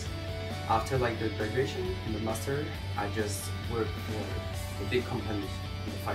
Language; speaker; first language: English; non-native, fluent; French